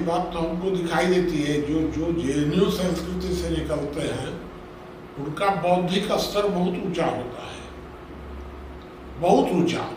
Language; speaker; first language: Hindi; native; Hindi